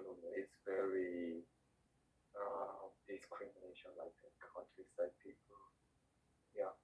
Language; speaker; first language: English; non-native, learner; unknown